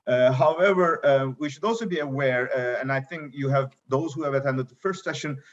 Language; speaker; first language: English; non-native, fluent; Turkish